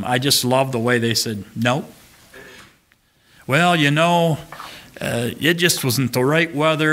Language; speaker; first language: English; native; English